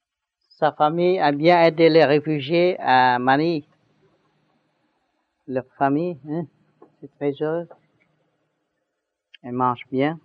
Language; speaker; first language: French; non-native, learner; Vietnamese